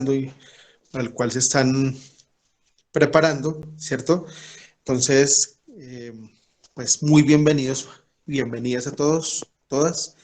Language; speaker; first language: Spanish; native; Spanish